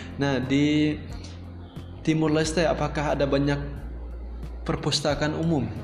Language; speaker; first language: Indonesian; native; Indonesian